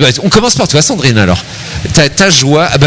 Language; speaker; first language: French; native; French